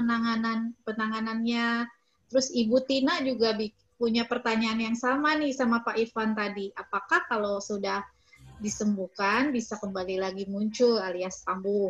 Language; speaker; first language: Indonesian; native; Indonesian